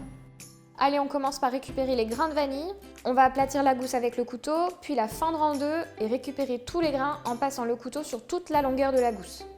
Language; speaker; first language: French; native; French